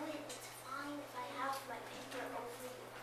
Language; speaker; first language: English; native; English